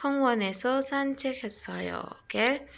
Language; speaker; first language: Korean; non-native, fluent; Indonesian